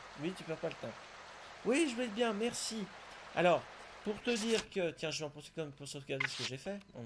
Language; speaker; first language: French; native; French